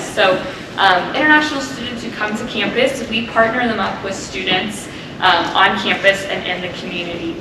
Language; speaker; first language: English; native; English